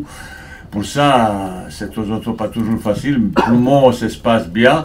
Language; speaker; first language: French; non-native, fluent; Bosnian